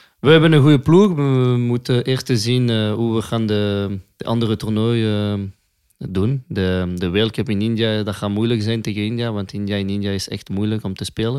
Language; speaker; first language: Dutch; non-native, local second language; French